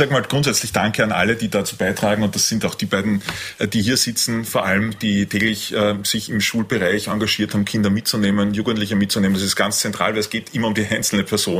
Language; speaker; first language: German; native; German